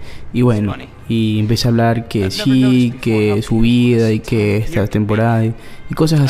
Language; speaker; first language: Spanish; native; Spanish